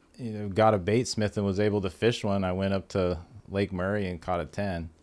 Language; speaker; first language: English; native; English